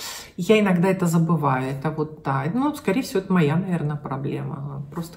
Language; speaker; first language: Russian; native; Russian